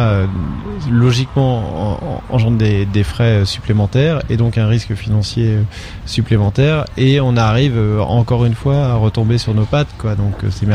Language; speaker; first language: French; native; French